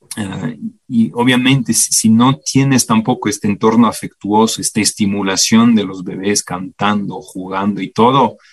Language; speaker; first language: Spanish; non-native, fluent; French